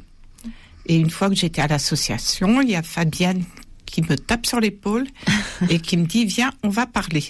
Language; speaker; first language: French; native; French